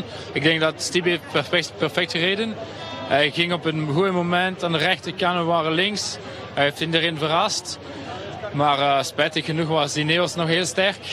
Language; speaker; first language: Dutch; non-native, local second language; French